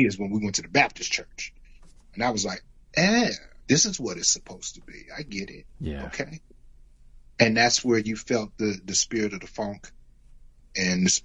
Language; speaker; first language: English; native; English